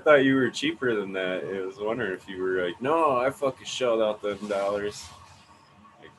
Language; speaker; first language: English; native; English